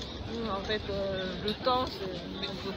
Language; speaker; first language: French; non-native, fluent; Japanese